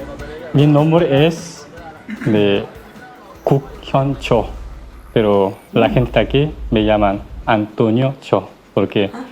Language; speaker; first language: Spanish; non-native, learner; Korean